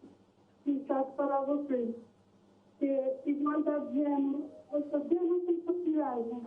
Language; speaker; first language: Portuguese; non-native, local second language; Kabuverdianu